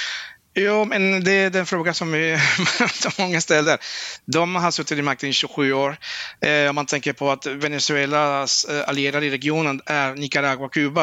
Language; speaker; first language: Swedish; non-native, fluent; Spanish